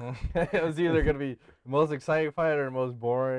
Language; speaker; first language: English; native; English